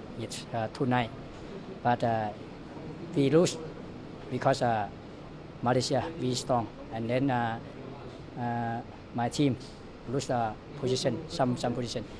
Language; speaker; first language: English; non-native, learner; Lao